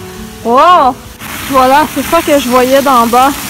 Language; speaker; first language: French; native; French